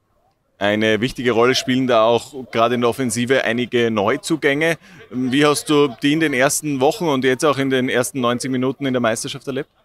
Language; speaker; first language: German; native; German